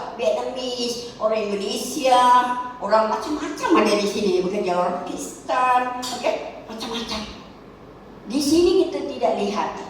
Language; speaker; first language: Malay; non-native, local second language; Chinese